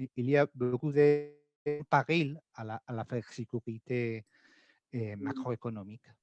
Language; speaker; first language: French; non-native, learner; Spanish